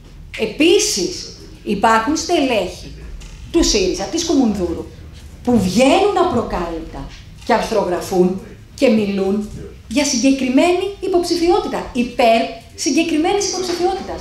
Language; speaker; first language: Greek; native; Greek